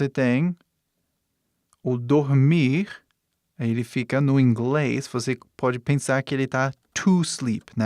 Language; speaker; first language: Portuguese; non-native, fluent; English